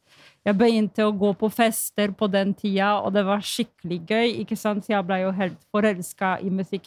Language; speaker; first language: Norwegian; non-native, fluent; Polish